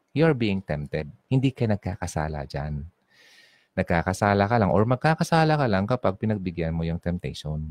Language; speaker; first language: Filipino; non-native, local second language; Bikol